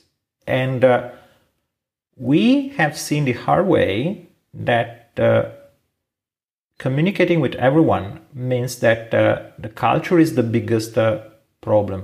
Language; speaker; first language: English; non-native, fluent; Italian